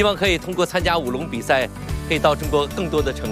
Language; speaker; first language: Chinese; native; Chinese